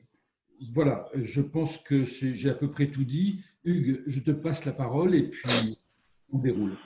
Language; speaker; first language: French; native; French